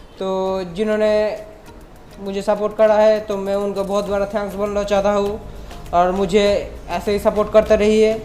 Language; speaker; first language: Hindi; non-native, local second language; Bangla